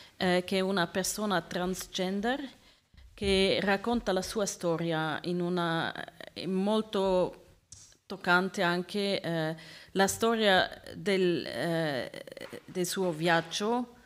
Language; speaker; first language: Italian; non-native, learner; Swiss German